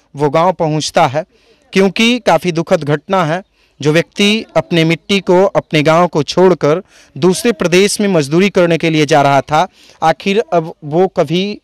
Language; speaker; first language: Hindi; native; Hindi